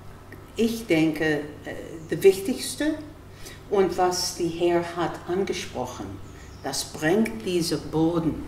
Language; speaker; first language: German; non-native, fluent; English